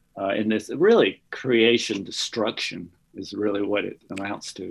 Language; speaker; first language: English; native; English